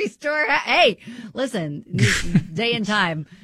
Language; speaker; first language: English; native; English